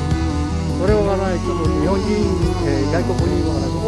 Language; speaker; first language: Japanese; non-native, learner; Spanish